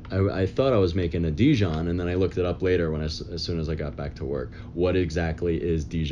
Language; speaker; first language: English; native; English